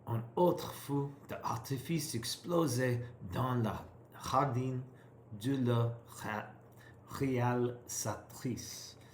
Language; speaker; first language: French; non-native, learner; English